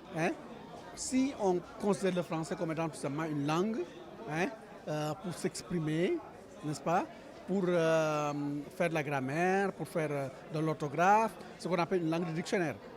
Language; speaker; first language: French; non-native, local second language; Wolof